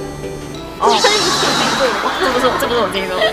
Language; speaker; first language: Chinese; non-native, fluent; Japanese